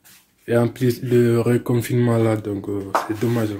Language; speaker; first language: French; non-native, learner; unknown